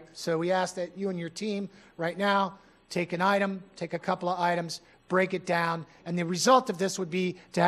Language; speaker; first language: English; native; English